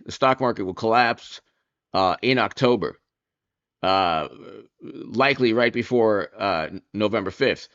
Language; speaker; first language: English; native; English